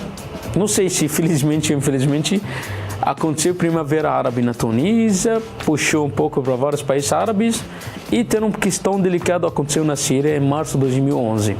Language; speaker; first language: Portuguese; non-native, learner; Arabic